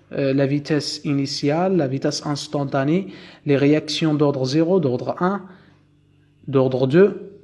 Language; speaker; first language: French; non-native, local second language; Arabic